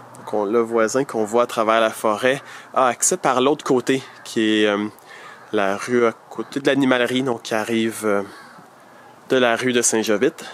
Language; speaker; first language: French; native; French